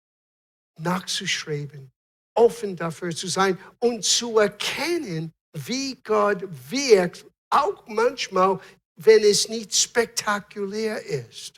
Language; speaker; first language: German; non-native, fluent; English